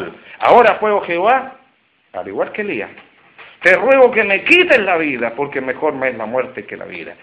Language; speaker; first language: Spanish; native; Spanish